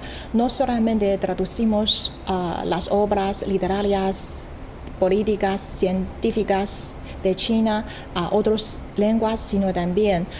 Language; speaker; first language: Spanish; non-native, fluent; Chinese